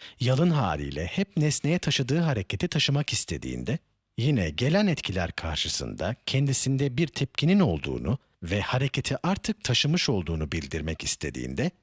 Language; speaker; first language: Turkish; native; Turkish